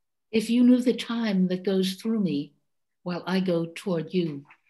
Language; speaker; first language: English; native; English